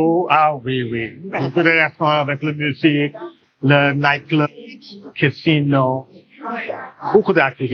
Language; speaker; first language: French; non-native, learner; English